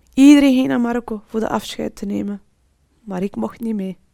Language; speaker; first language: Dutch; early bilingual, other home language; Arabic